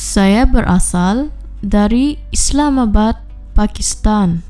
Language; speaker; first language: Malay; non-native, fluent; Urdu